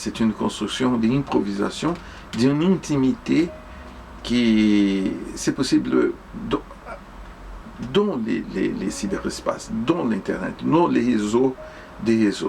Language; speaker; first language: French; non-native, fluent; Portuguese